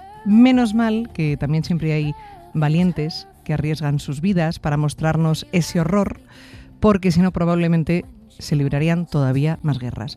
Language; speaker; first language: Spanish; native; Spanish